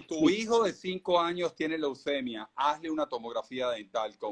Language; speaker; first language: Spanish; native; Spanish